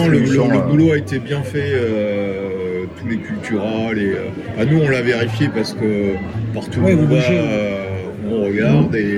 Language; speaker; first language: French; native; French